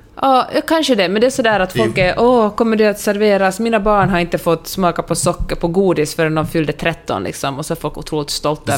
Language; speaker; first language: Swedish; native; Swedish